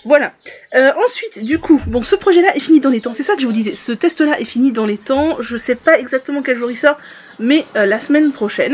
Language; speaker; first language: French; native; French